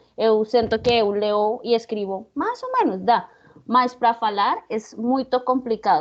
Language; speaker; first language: Portuguese; non-native, learner; Spanish